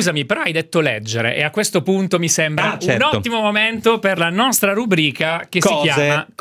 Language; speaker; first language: Italian; native; Italian